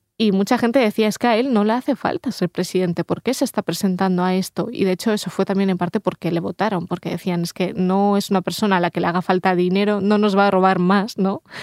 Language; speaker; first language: Spanish; early bilingual, other home language; Russian